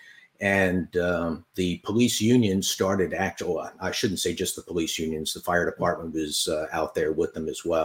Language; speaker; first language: English; native; English